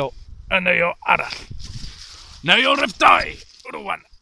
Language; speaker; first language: Welsh; non-native, learner; English